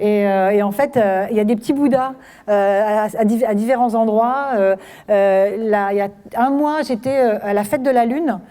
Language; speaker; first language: French; native; French